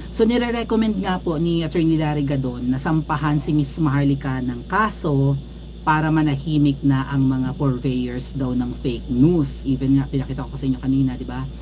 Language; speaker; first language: Filipino; native; Filipino